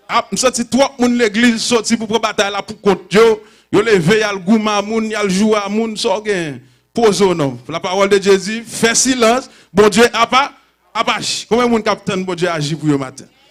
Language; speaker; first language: French; native; French